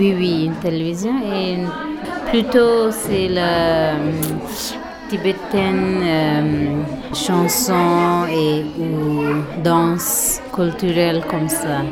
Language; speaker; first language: French; non-native, learner; Tibetan